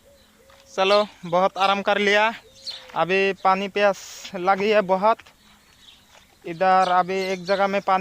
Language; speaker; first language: Hindi; non-native, local second language; Assamese